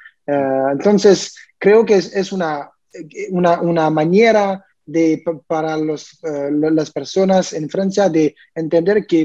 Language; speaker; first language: Spanish; non-native, learner; French